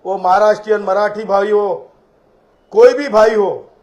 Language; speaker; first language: Hindi; non-native, local second language; Marathi